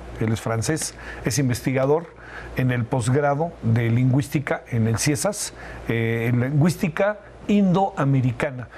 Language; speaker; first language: Spanish; native; Spanish